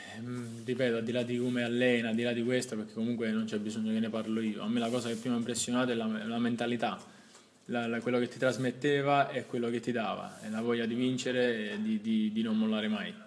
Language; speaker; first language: Italian; native; Italian